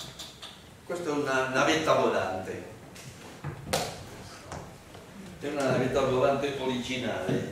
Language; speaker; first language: Italian; non-native, learner; Spanish